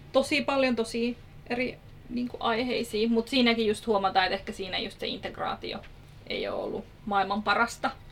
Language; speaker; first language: Finnish; early bilingual, other home language; Kurdish